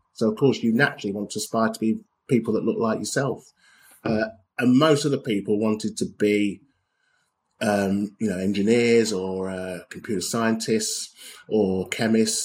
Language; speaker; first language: English; native; English